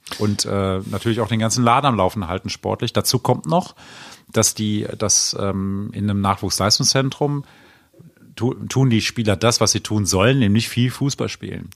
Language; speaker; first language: German; native; German